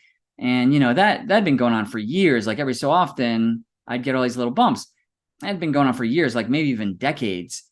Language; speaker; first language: English; native; English